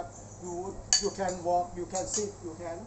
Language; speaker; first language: English; non-native, learner; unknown